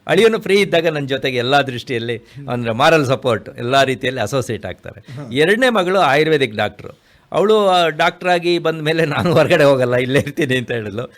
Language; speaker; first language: Kannada; native; Kannada